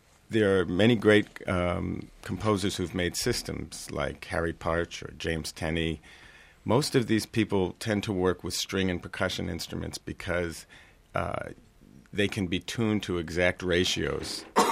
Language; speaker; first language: English; native; English